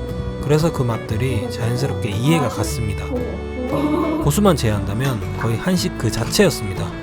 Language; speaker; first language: Korean; native; Korean